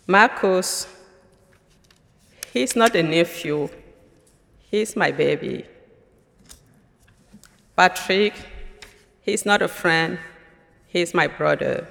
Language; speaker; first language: English; non-native, local second language; French